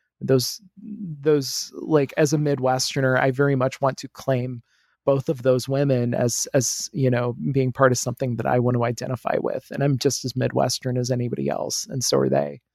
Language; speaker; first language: English; native; English